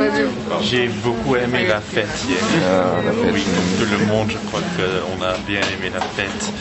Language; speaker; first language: French; non-native, learner; German